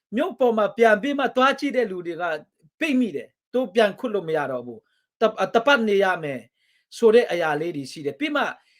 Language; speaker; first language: Burmese; non-native, local second language; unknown